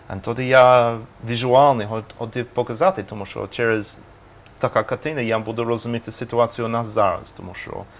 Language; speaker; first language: Ukrainian; non-native, learner; English